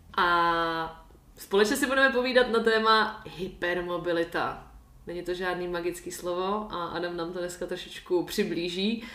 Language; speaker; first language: Czech; native; Czech